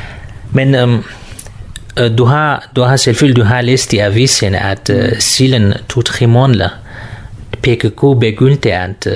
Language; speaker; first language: Danish; non-native, learner; Kurdish